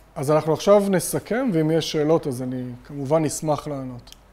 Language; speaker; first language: Hebrew; native; Hebrew